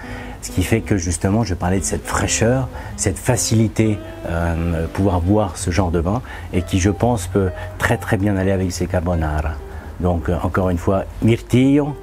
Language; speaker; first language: French; native; French